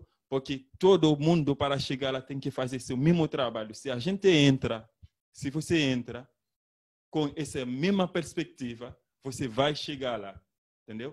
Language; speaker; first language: Portuguese; non-native, learner; Haitian Creole